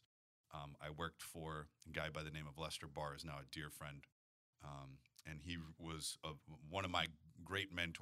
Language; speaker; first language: English; native; English